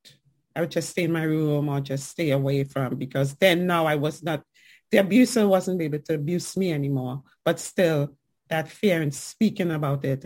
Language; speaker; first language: English; native; English